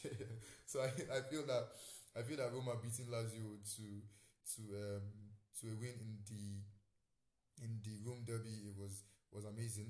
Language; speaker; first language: English; non-native, local second language; Yoruba